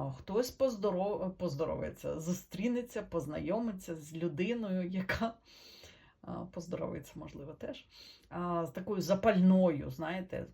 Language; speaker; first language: Ukrainian; non-native, local second language; Russian